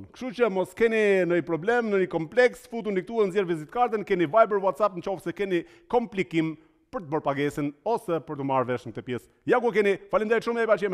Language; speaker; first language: Albanian; native; Albanian